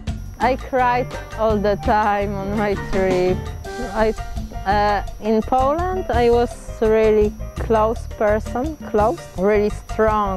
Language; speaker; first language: English; non-native, learner; Polish